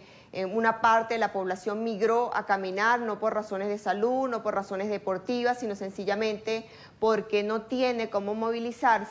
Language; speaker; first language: Spanish; native; Spanish